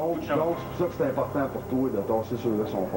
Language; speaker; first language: French; native; French